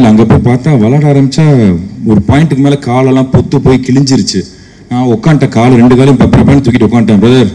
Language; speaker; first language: Tamil; native; Tamil